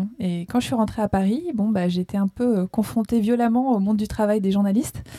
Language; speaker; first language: French; native; French